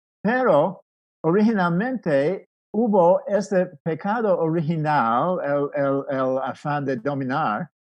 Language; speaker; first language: Spanish; non-native, fluent; English